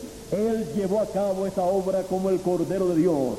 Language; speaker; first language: Spanish; native; Spanish